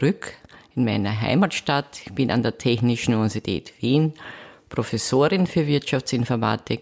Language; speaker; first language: German; native; German